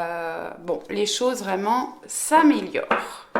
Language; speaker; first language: French; native; French